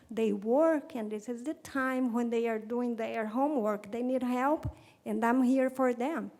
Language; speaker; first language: English; non-native, fluent; Portuguese